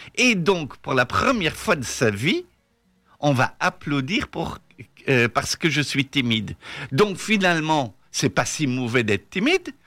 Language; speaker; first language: French; non-native, local second language; Dutch